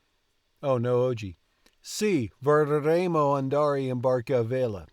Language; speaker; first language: Italian; non-native, learner; English